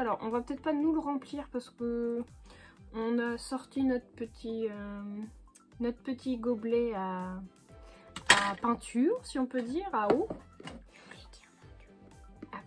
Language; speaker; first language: French; native; French